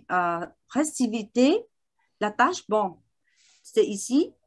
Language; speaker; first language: French; non-native, learner; Vietnamese